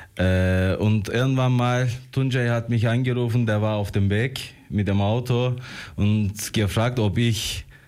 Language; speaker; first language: German; non-native, fluent; Turkish